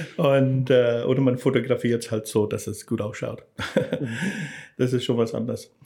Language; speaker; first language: German; non-native, fluent; English